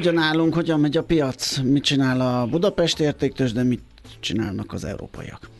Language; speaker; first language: Hungarian; native; Hungarian